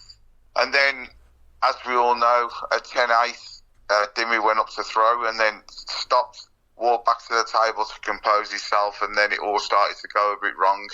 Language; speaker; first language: English; native; English